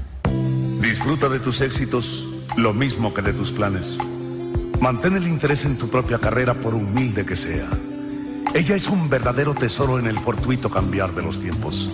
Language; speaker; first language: Spanish; native; Spanish